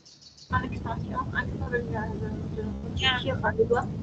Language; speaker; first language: French; non-native, local second language; Arabic